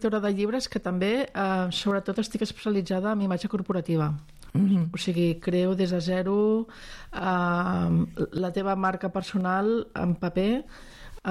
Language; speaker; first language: Catalan; non-native, local second language; French